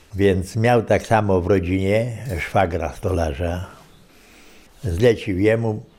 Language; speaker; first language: Polish; native; Polish